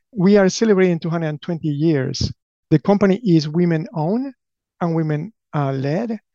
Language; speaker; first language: English; non-native, fluent; Spanish